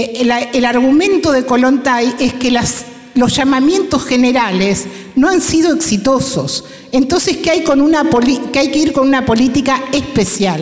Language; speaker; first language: Spanish; native; Spanish